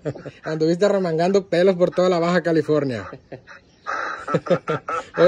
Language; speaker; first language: Spanish; native; Spanish